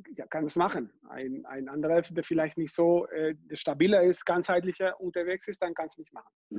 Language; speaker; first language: German; non-native, fluent; Spanish